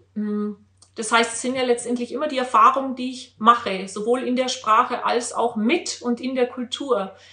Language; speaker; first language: German; native; German